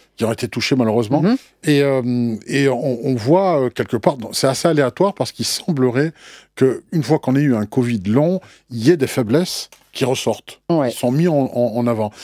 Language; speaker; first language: French; native; French